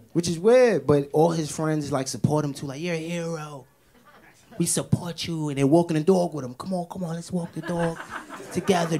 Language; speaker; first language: English; native; English